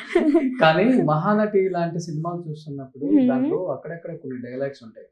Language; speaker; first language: Telugu; native; Telugu